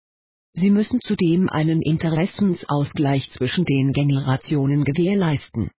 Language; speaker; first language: German; native; German